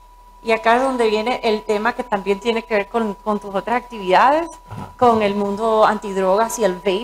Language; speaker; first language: Spanish; native; Spanish